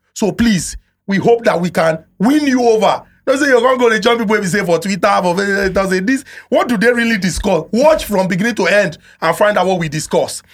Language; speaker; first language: Nigerian Pidgin; native; Nigerian Pidgin